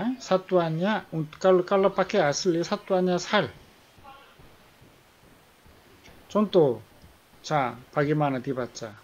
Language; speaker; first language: Indonesian; non-native, fluent; Korean